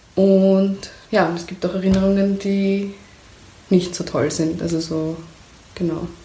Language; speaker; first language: German; early bilingual, other home language; Persian